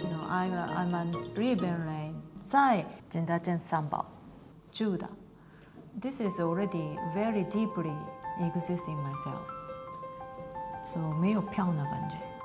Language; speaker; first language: English; non-native, learner; Japanese